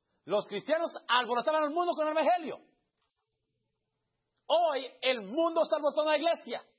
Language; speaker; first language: Spanish; early bilingual, heritage; Spanish